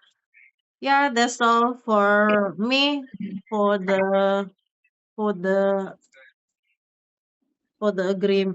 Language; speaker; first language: English; non-native, learner; Indonesian